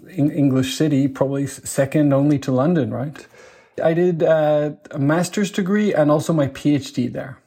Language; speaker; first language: English; native; English